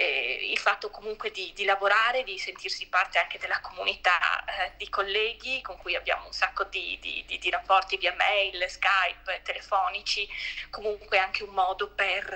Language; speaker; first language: Italian; native; Italian